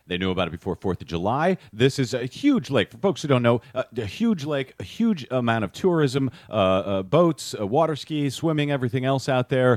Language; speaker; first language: English; native; English